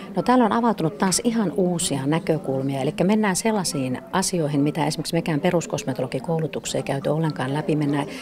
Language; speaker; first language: Finnish; native; Finnish